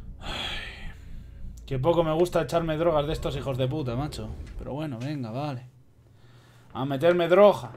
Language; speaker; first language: Spanish; native; Spanish